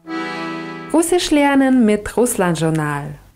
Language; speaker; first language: German; non-native, fluent; Russian